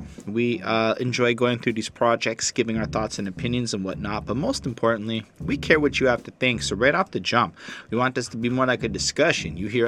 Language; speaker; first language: English; native; English